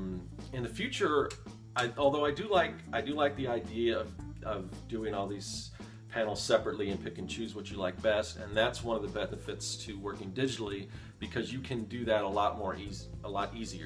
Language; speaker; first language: English; native; English